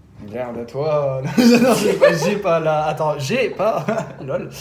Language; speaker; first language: French; native; French